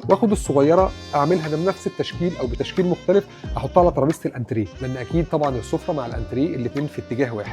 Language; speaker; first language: Arabic; native; Arabic